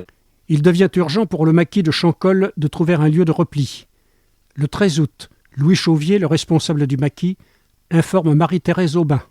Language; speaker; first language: French; native; French